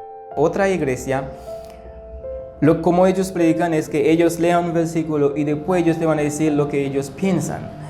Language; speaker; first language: Spanish; non-native, learner; Haitian Creole